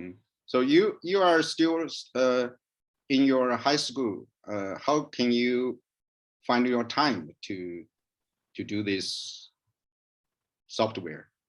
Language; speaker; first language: English; non-native, learner; Chinese